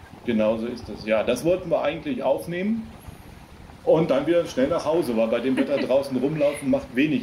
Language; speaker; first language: German; native; German